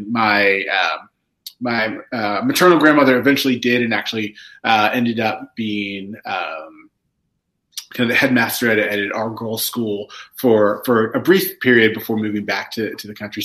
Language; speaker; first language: English; native; English